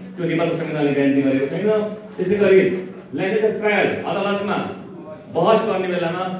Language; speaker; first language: Nepali; non-native, local second language; Eastern Tamang